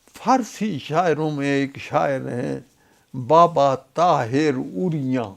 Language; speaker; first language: Urdu; non-native, local second language; Punjabi